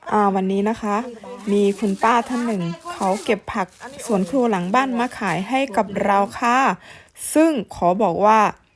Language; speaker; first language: Thai; native; Thai